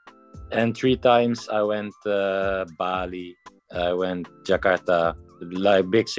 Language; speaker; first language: English; non-native, fluent; Dutch